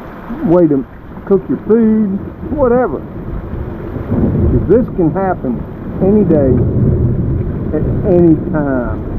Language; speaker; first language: English; native; English